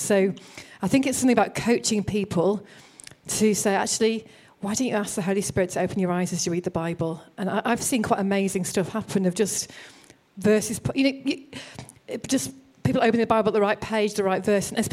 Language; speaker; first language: English; native; English